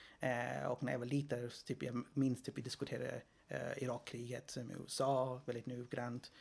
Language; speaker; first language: Swedish; non-native, fluent; Greek